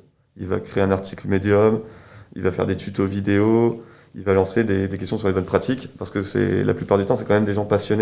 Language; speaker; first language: French; native; French